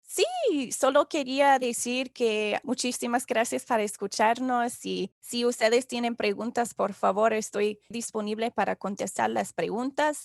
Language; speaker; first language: Spanish; non-native, fluent; English